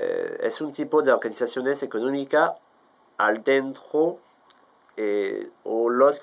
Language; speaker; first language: Spanish; non-native, fluent; French